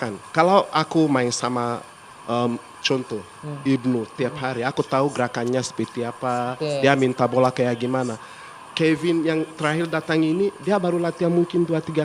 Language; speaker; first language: Indonesian; non-native, fluent; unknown